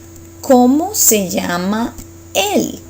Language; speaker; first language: Spanish; non-native, fluent; English